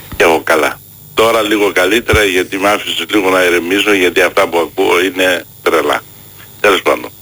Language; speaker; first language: Greek; early bilingual, heritage; Greek